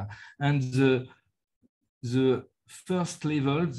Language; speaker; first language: English; non-native, learner; French